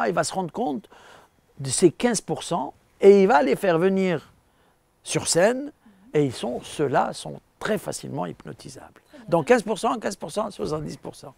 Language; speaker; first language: French; non-native, local second language; Arabic